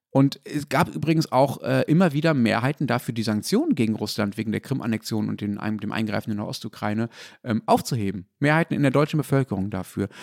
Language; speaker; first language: German; native; German